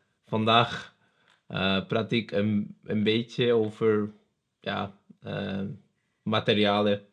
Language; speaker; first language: Dutch; non-native, learner; Spanish